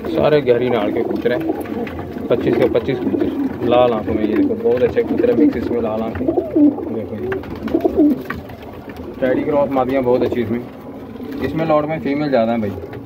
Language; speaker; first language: Hindi; non-native, local second language; Punjabi